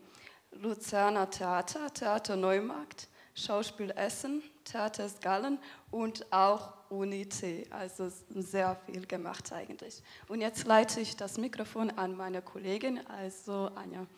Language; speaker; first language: German; non-native, fluent; Serbian